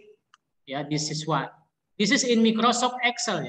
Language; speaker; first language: English; non-native, learner; Indonesian